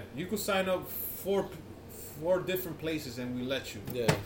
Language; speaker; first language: English; native; English